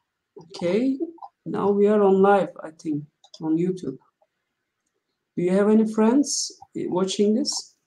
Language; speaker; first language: English; non-native, learner; Turkish